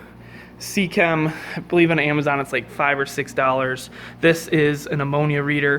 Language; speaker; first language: English; native; English